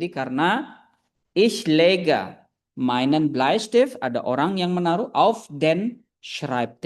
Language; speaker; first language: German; non-native, fluent; Indonesian